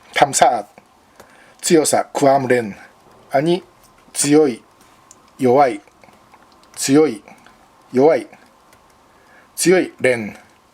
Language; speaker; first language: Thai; non-native, learner; Japanese